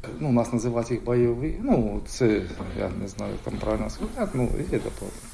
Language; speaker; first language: Ukrainian; native; Ukrainian